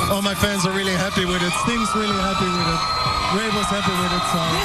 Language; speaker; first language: English; native; English